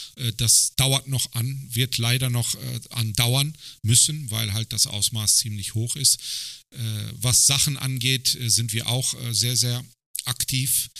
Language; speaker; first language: German; early bilingual, other home language; Turkish